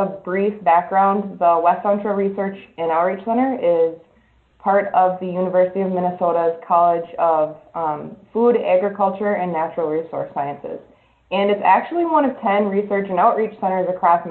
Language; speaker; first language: English; native; English